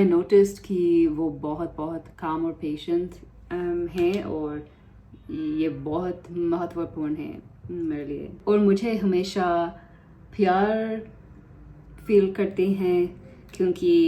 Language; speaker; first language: Hindi; non-native, learner; English